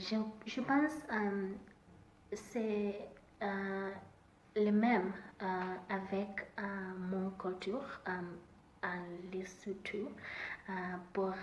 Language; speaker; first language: French; non-native, learner; Southern Sotho